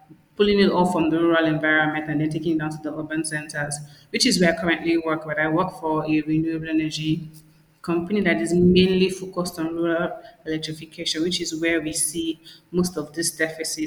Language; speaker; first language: English; non-native, local second language; Igbo